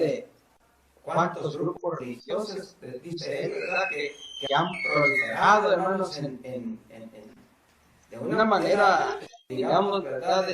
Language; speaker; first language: Spanish; native; Spanish